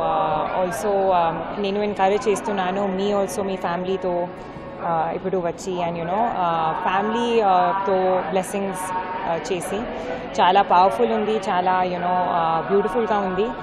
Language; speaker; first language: Telugu; non-native, learner; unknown